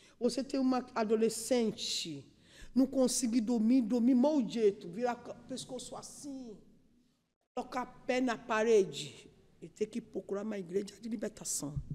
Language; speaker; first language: Portuguese; non-native, learner; Yoruba